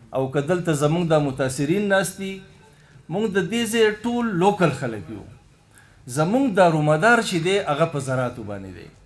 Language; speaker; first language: Pashto; native; Pashto